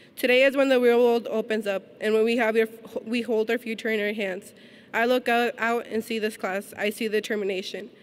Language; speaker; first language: English; non-native, fluent; Spanish